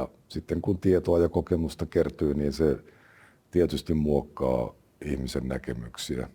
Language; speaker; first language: Finnish; native; Finnish